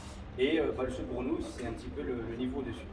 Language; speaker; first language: French; native; French